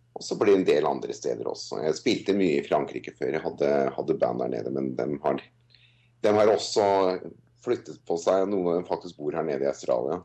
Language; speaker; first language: Norwegian; non-native, fluent; English